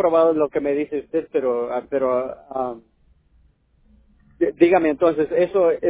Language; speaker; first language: Spanish; non-native, local second language; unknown